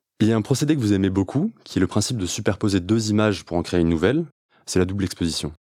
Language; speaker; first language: French; native; French